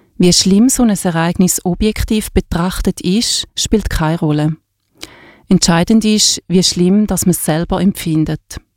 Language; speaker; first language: German; native; German